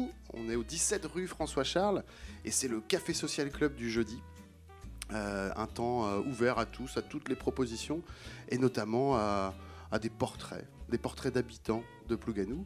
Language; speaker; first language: French; native; French